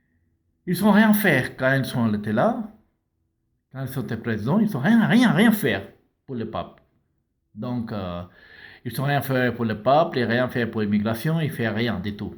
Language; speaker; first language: French; non-native, learner; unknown